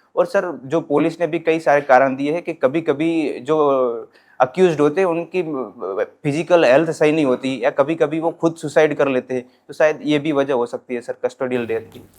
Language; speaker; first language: Hindi; non-native, local second language; Gujarati